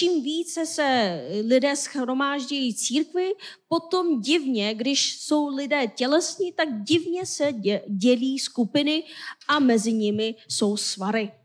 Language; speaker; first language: Czech; non-native, fluent; Korean